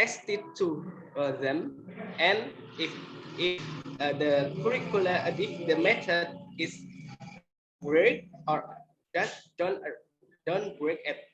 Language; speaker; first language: English; non-native, learner; Indonesian